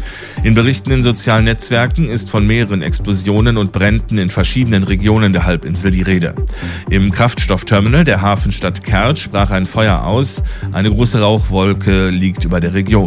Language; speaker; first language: German; native; German